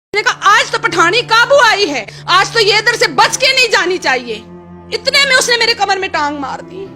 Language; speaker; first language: Urdu; non-native, local second language; Pashto